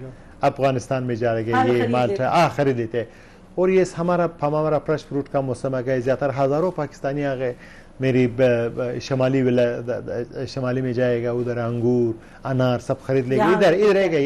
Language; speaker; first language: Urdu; non-native, learner; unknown